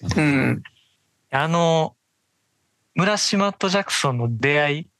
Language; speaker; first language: Japanese; native; Japanese